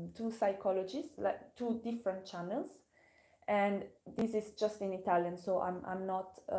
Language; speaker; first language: English; non-native, fluent; Italian